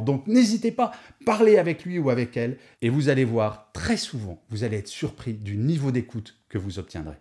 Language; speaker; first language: French; native; French